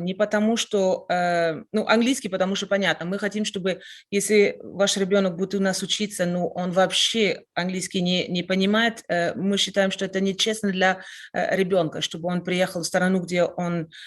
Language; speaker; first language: Russian; non-native, fluent; French